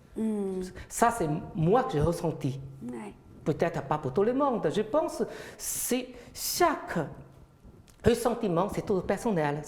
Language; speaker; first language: French; non-native, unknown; Chinese